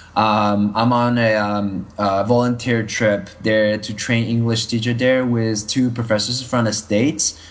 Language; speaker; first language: English; non-native, fluent; Chinese